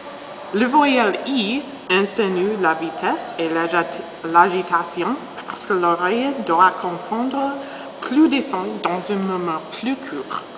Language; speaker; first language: French; non-native, learner; English